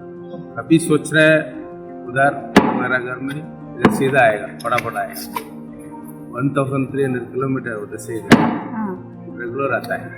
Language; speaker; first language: Hindi; non-native, local second language; Tamil